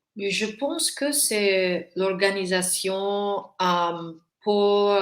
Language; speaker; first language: French; non-native, learner; Filipino